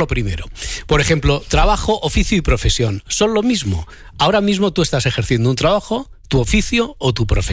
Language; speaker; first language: Spanish; native; Spanish